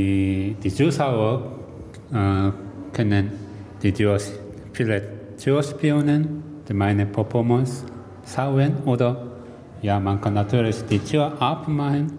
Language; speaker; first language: German; non-native, learner; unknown